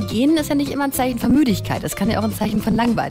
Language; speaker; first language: German; native; German